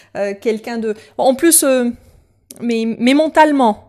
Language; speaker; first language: French; non-native, local second language; Arabic